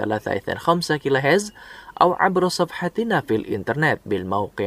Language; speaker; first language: Arabic; non-native, fluent; Indonesian